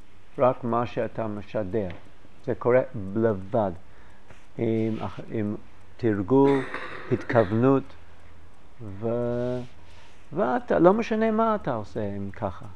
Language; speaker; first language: Hebrew; non-native, fluent; English